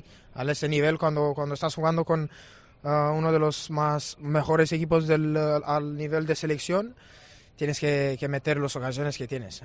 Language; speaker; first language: Spanish; non-native, fluent; Romanian